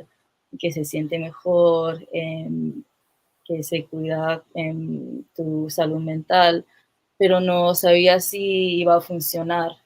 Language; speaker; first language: Spanish; non-native, fluent; English